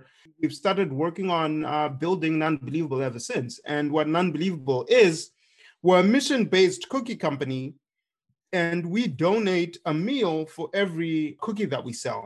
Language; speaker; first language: English; non-native, local second language; Shona